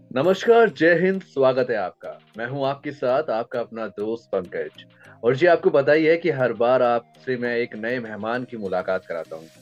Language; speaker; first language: Hindi; native; Hindi